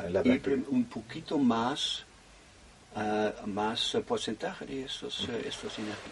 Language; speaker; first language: Spanish; non-native, fluent; German